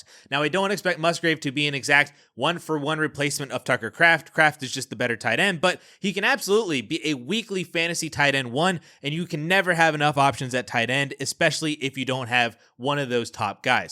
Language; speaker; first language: English; native; English